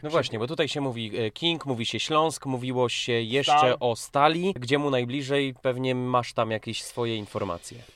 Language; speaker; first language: Polish; native; Polish